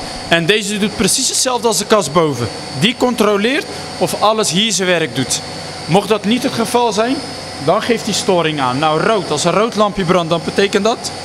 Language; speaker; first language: Dutch; native; Dutch